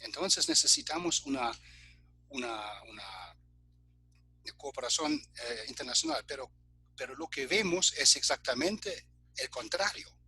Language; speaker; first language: Spanish; non-native, fluent; German